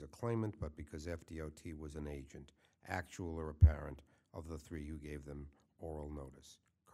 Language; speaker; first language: English; native; English